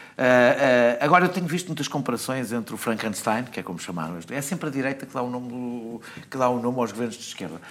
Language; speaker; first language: Portuguese; native; Portuguese